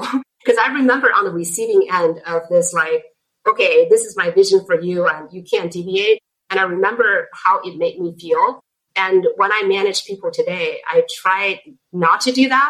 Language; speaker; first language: English; non-native, fluent; Chinese